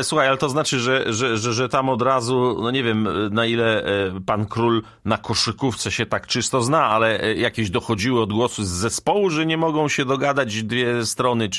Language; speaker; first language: Polish; native; Polish